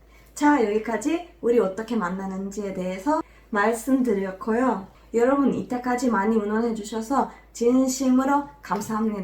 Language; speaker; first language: Korean; non-native, fluent; Macedonian